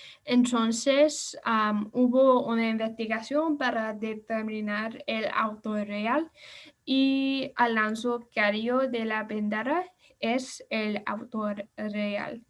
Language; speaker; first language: Spanish; non-native, learner; English